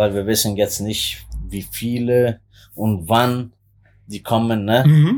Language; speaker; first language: German; non-native, fluent; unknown